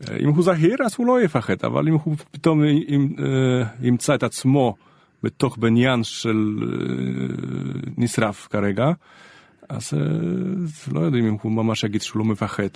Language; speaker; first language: Hebrew; non-native, fluent; Polish